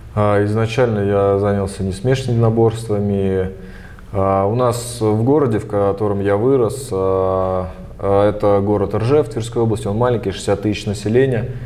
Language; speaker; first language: Russian; early bilingual, other home language; Armenian